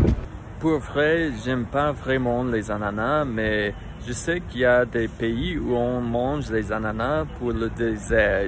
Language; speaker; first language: French; non-native, fluent; English